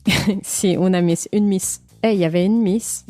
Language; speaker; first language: Spanish; non-native, fluent; French